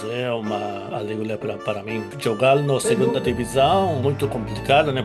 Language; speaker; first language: Portuguese; non-native, fluent; Japanese